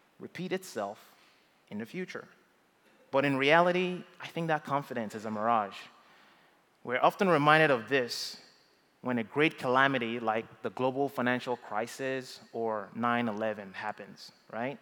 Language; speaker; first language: English; non-native, local second language; Yoruba